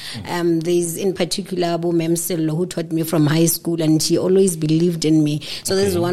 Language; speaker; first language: English; non-native, local second language; Northern Sotho